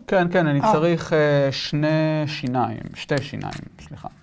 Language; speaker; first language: Hebrew; early bilingual, other home language; Spanish